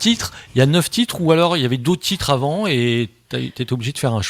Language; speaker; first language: French; native; French